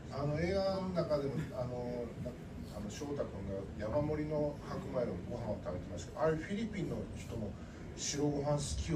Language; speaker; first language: Japanese; native; Japanese